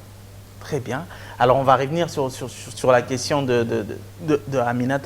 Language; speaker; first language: French; non-native, local second language; Lingala